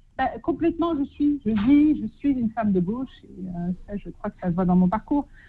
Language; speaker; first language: French; native; French